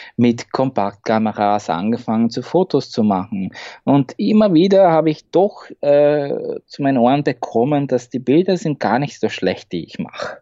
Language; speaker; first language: German; non-native, fluent; Hungarian